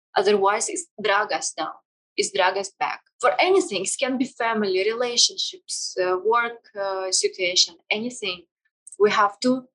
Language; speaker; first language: English; non-native, fluent; Kazakh